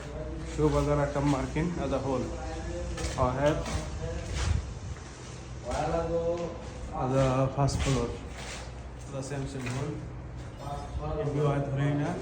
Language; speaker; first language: Arabic; non-native, learner; Bangla